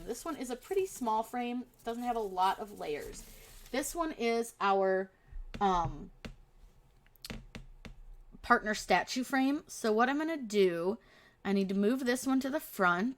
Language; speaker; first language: English; native; English